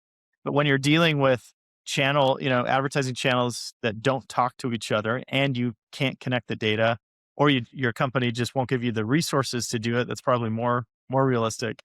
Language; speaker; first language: English; native; English